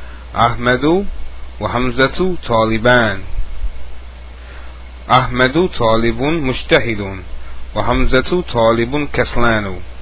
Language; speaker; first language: Arabic; non-native, fluent; English